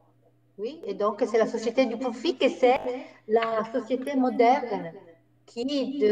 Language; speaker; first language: French; non-native, fluent; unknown